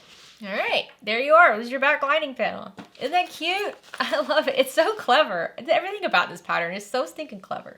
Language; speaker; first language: English; native; English